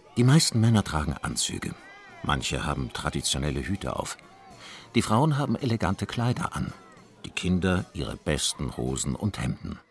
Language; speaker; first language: German; native; German